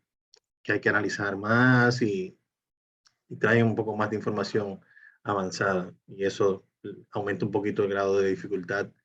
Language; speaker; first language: Spanish; native; Spanish